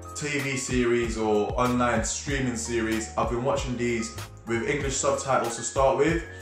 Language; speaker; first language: English; native; English